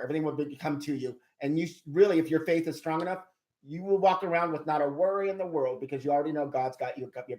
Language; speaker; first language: English; native; English